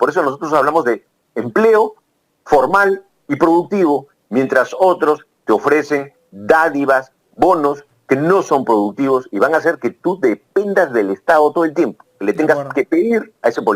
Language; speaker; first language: Spanish; native; Spanish